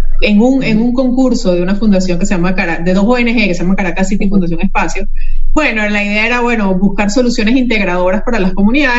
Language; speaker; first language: Spanish; native; Spanish